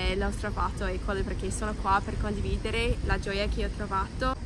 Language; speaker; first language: Italian; non-native, learner; English